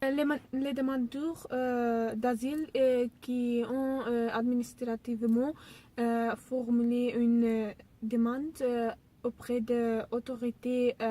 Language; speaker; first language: French; non-native, learner; Dutch